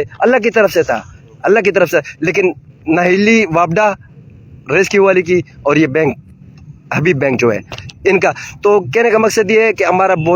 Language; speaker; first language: Urdu; native; Urdu